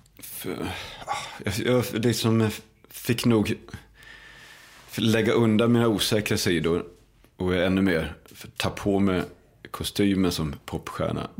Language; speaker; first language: Swedish; native; Swedish